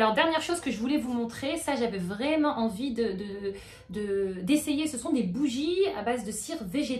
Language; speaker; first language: French; native; French